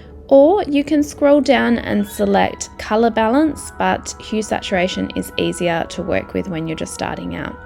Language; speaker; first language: English; native; English